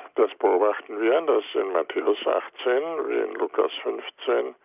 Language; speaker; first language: German; native; German